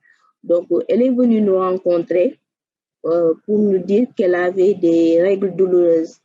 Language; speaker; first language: French; non-native, local second language; Wolof